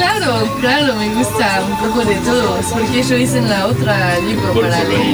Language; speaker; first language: Spanish; non-native, learner; French